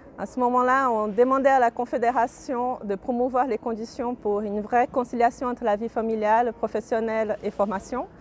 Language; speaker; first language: French; non-native, fluent; Portuguese